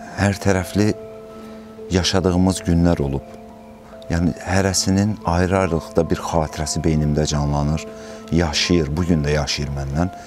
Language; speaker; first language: Azerbaijani; native; Azerbaijani